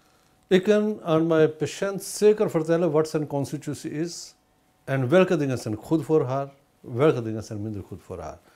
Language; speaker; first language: Dutch; non-native, fluent; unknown